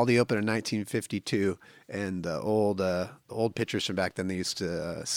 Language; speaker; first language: English; native; English